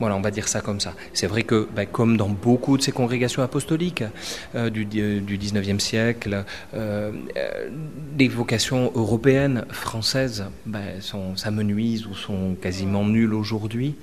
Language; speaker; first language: French; native; French